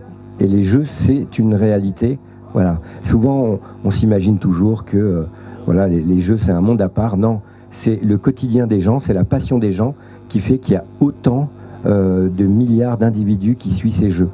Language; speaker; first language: French; native; French